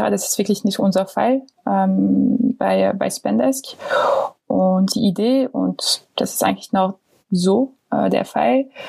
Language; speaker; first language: German; non-native, fluent; French